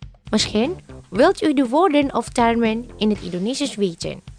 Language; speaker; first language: Dutch; non-native, fluent; Indonesian